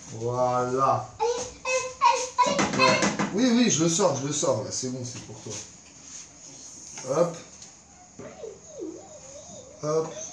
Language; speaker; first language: French; native; French